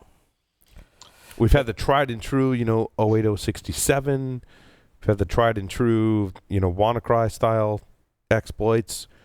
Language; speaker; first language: English; native; English